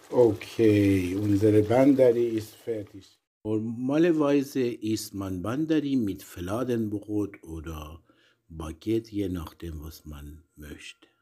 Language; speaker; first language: German; non-native, learner; Persian